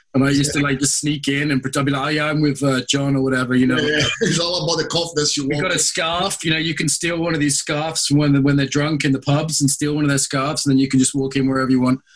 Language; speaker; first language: English; native; English